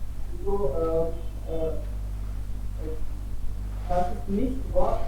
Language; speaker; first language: German; non-native, learner; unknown